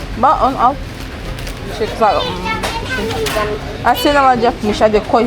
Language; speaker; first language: Turkish; non-native, learner; Kazakh